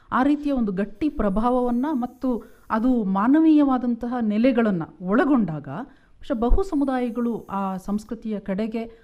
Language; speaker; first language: Kannada; non-native, local second language; Kodava